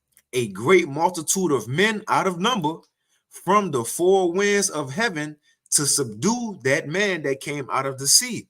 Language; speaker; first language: English; native; English